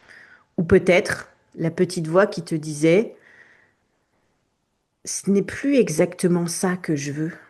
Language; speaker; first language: French; native; French